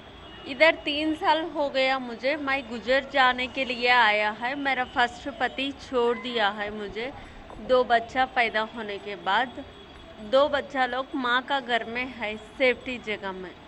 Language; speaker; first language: Hindi; non-native, local second language; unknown